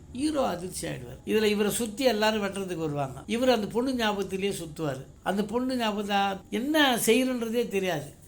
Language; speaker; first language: Tamil; native; Tamil